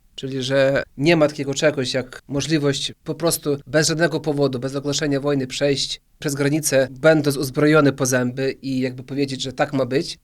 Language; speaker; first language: Polish; early bilingual, heritage; Polish